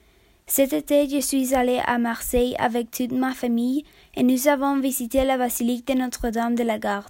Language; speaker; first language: French; non-native, learner; Spanish